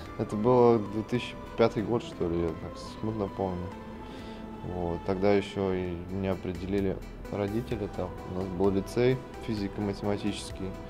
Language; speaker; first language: Russian; native; Russian